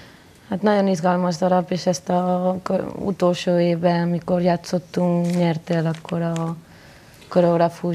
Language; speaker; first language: Hungarian; non-native, learner; Spanish